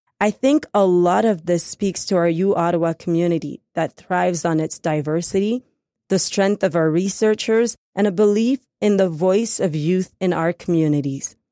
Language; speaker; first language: English; native; English